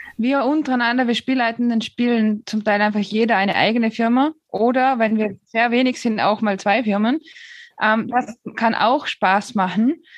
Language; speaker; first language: German; native; German